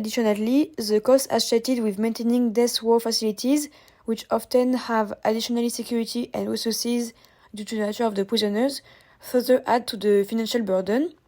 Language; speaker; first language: English; non-native, fluent; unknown